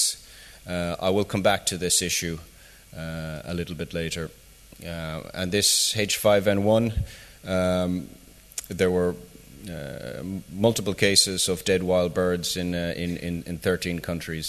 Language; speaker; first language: English; native; English